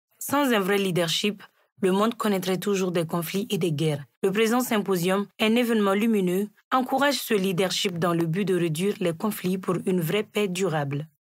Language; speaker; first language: French; non-native, local second language; Bambara